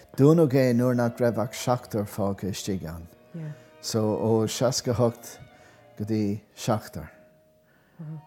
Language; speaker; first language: Irish; non-native, local second language; English